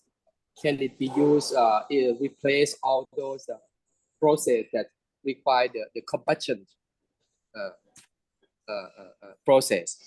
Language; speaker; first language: English; non-native, learner; Thai